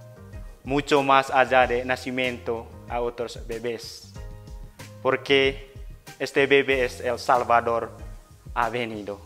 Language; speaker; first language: Spanish; non-native, fluent; Indonesian